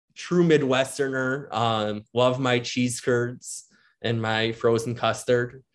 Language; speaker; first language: English; native; English